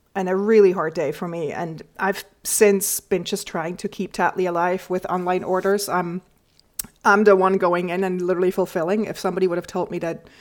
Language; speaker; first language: English; non-native, fluent; German